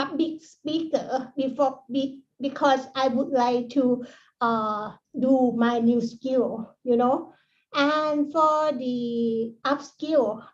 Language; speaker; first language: English; non-native, learner; Thai